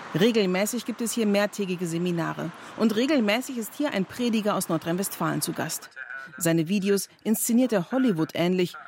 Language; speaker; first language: German; native; German